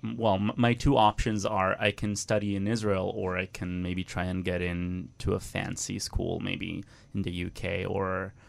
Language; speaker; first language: English; non-native, fluent; Italian